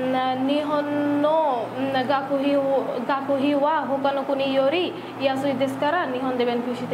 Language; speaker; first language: Japanese; non-native, learner; Bangla